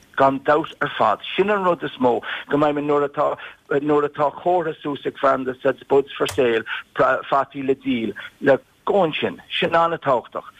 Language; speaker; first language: Irish; native; Irish